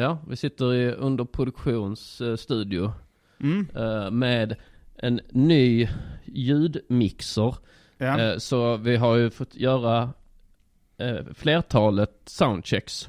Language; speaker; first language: Swedish; native; Swedish